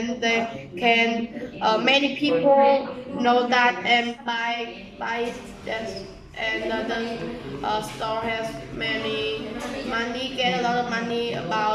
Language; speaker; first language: English; non-native, learner; Vietnamese